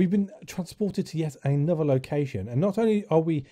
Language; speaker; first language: English; native; English